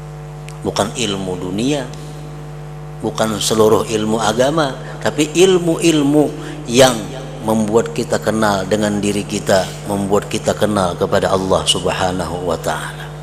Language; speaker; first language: Indonesian; non-native, local second language; Banjar